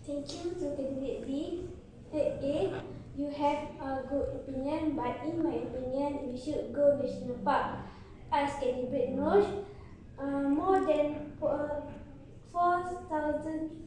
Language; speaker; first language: English; non-native, learner; Malay